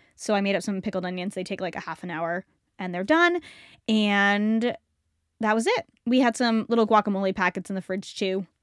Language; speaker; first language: English; native; English